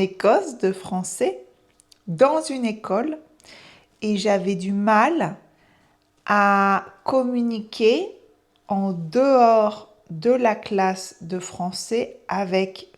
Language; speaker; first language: French; native; French